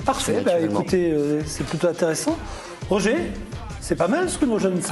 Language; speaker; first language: French; native; French